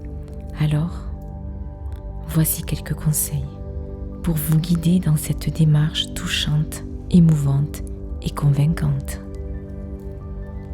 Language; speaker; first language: French; native; French